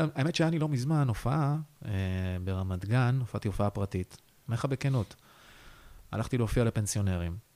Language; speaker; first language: Hebrew; native; Hebrew